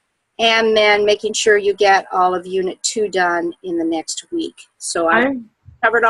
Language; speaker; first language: English; native; English